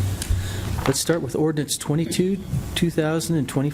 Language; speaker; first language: English; native; English